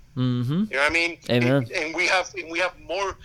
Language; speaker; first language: English; early bilingual, other home language; Spanish